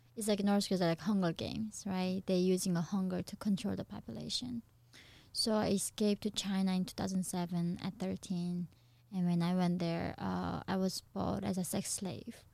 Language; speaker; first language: English; non-native, fluent; Korean